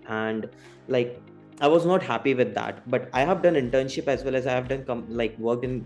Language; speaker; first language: English; non-native, local second language; Hindi